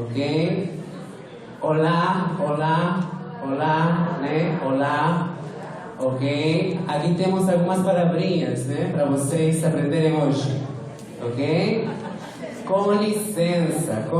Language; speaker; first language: Portuguese; non-native, fluent; Spanish